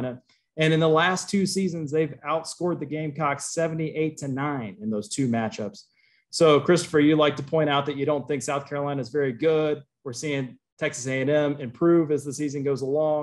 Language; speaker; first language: English; native; English